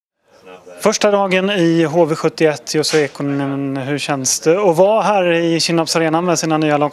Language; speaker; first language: Swedish; native; Swedish